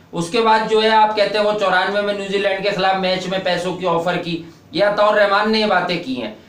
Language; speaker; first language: Urdu; native; Urdu